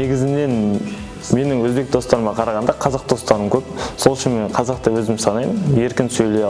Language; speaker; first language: Kazakh; non-native, local second language; Uzbek